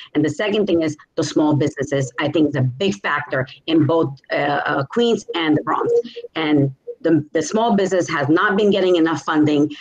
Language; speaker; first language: English; native; English